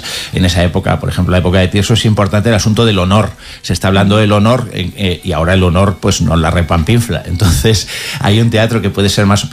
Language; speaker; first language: Spanish; native; Spanish